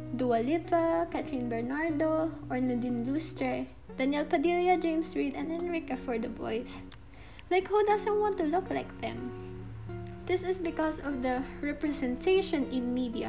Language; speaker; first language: English; non-native, local second language; Filipino